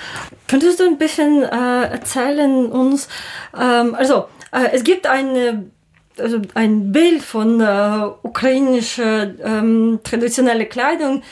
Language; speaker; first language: German; non-native, learner; Ukrainian